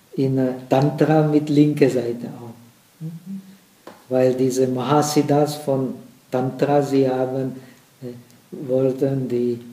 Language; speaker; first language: German; non-native, fluent; Czech